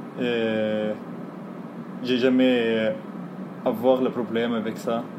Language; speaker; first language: French; non-native, learner; Arabic